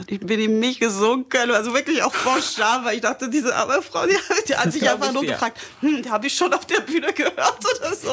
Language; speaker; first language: German; non-native, fluent; French